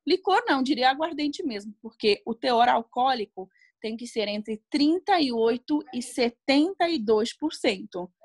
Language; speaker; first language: Portuguese; non-native, fluent; Hungarian